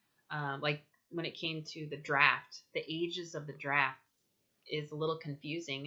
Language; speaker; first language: English; native; English